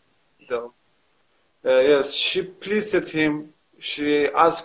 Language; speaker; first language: English; non-native, learner; Kurdish